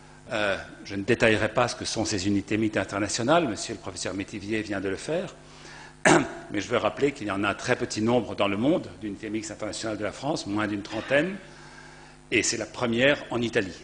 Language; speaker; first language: French; native; French